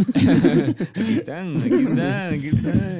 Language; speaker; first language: Spanish; native; Spanish